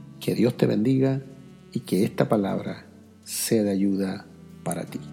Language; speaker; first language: Spanish; native; Spanish